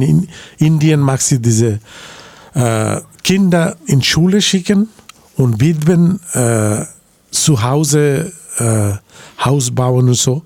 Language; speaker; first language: German; non-native, learner; Bangla